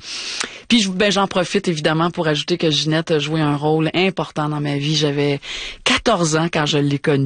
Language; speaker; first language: French; native; French